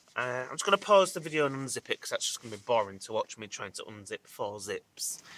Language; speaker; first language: English; native; English